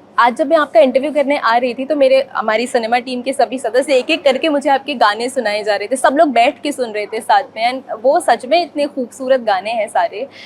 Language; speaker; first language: Hindi; native; Hindi